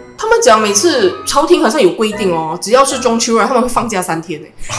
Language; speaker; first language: Chinese; native; Chinese